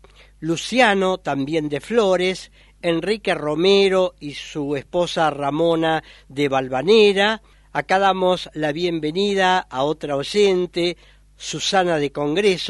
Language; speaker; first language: Spanish; native; Spanish